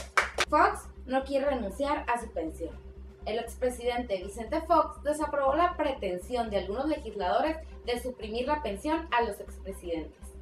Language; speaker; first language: Spanish; native; Spanish